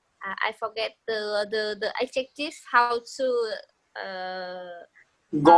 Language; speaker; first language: English; non-native, learner; Vietnamese